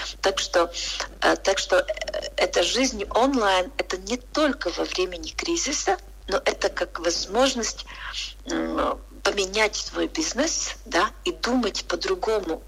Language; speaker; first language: Russian; non-native, local second language; Latvian